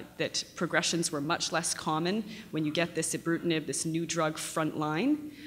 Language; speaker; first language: English; native; English